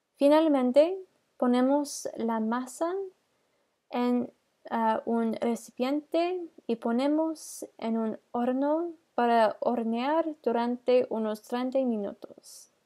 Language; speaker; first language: Spanish; non-native, learner; English